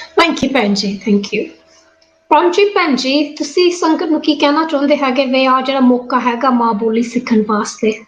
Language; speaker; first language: Punjabi; early bilingual, heritage; Punjabi